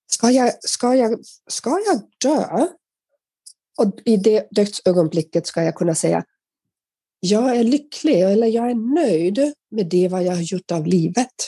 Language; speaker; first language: Swedish; non-native, fluent; German